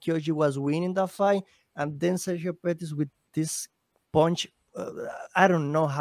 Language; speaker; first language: English; non-native, learner; Spanish